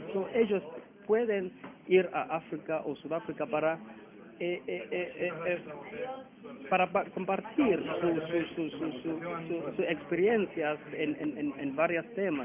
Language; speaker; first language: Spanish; non-native, learner; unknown